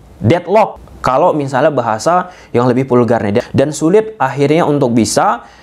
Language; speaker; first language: Indonesian; native; Indonesian